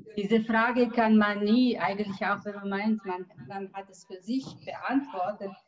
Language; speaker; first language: German; non-native, fluent; Arabic